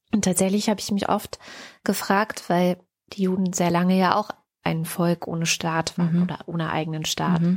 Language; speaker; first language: German; native; German